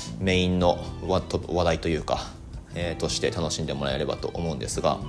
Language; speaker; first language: Japanese; native; Japanese